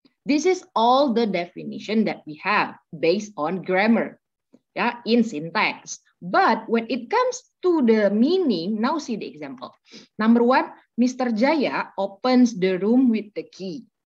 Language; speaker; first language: English; non-native, fluent; Indonesian